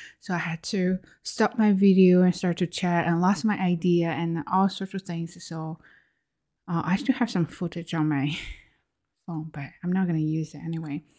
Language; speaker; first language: English; non-native, fluent; Chinese